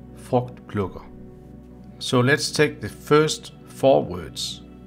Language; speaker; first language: English; non-native, fluent; Danish